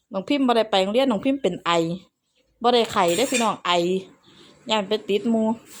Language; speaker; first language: Thai; native; Thai